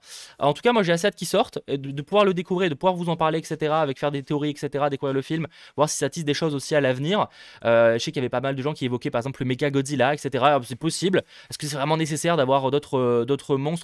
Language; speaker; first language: French; native; French